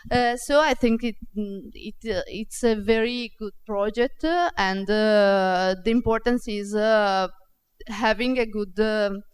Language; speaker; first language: English; non-native, fluent; Italian